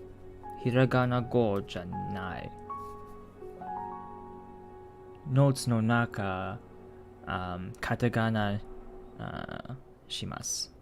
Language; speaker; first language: Japanese; non-native, learner; English